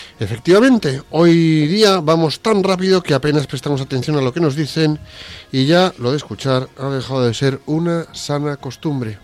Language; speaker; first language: Spanish; native; Spanish